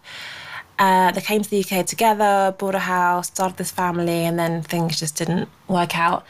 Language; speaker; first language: English; native; English